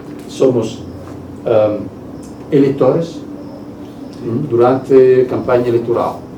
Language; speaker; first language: Portuguese; non-native, learner; Italian